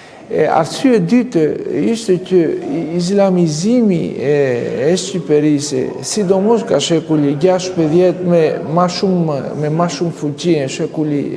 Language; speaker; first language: Albanian; non-native, fluent; Greek